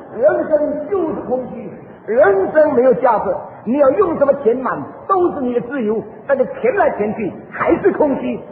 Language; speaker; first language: Chinese; early bilingual, heritage; Chinese